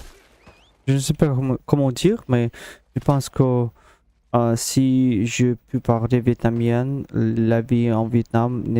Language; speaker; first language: French; non-native, learner; Russian